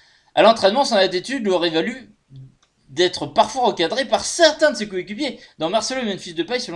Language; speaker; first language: French; native; French